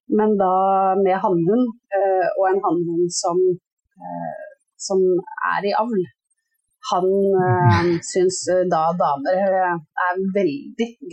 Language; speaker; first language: Norwegian; native; Norwegian